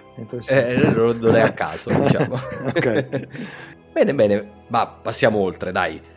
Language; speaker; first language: Italian; native; Italian